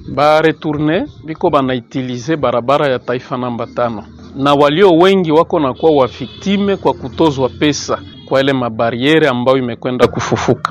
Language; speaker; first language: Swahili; native; Swahili